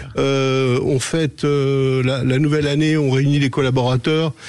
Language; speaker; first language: French; native; French